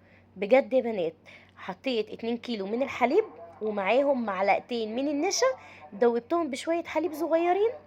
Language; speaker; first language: Arabic; native; Arabic